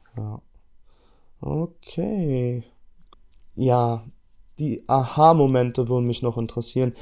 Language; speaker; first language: German; native; German